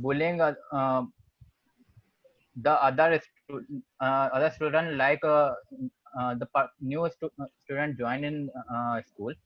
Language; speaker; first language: English; non-native, learner; Hindi